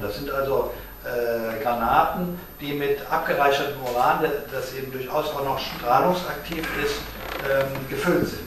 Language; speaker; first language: German; native; German